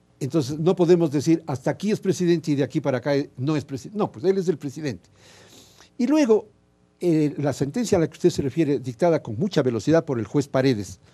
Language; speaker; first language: Spanish; native; Spanish